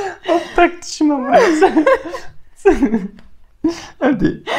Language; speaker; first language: Polish; non-native, fluent; Turkish